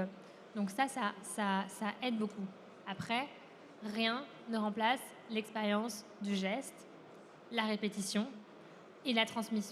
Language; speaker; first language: French; native; French